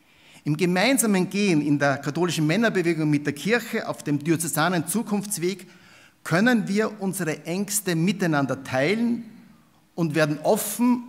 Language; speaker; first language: German; native; German